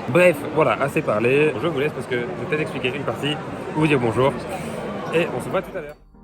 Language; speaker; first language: French; native; French